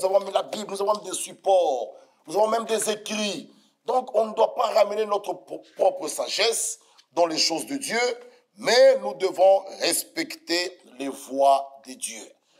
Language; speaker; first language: French; non-native, fluent; Lingala